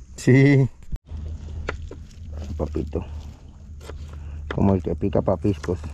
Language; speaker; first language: Spanish; native; Spanish